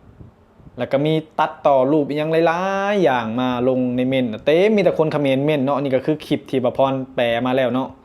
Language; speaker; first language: Thai; non-native, local second language; Northeastern Thai